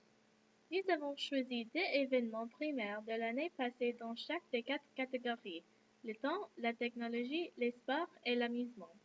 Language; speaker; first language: French; non-native, learner; English